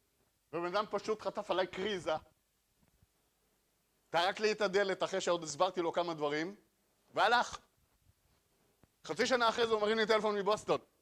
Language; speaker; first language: Hebrew; native; Hebrew